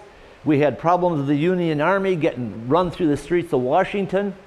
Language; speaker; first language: English; native; English